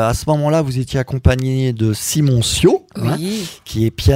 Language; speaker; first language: French; native; French